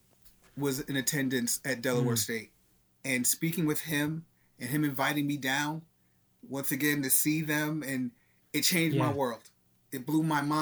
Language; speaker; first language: English; native; English